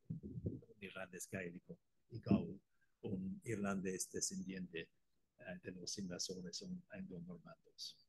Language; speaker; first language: Spanish; non-native, fluent; Irish